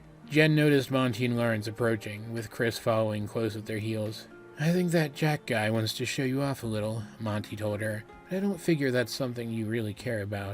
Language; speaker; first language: English; native; English